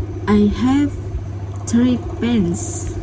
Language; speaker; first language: English; non-native, learner; Indonesian